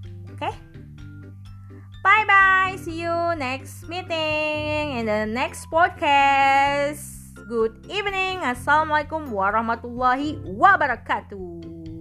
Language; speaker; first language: English; non-native, fluent; Indonesian